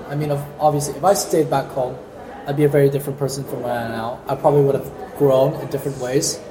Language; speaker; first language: English; native; English